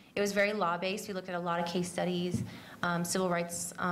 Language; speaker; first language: English; native; English